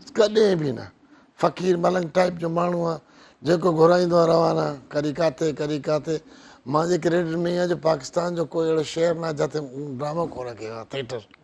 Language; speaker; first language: Sindhi; non-native, local second language; Brahui